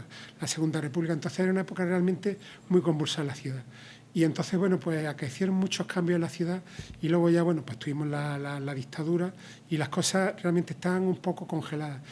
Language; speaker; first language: Spanish; native; Spanish